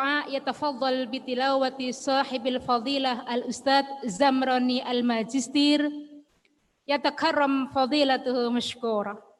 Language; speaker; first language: Arabic; non-native, fluent; Indonesian